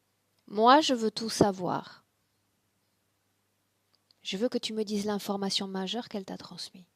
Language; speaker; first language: French; native; French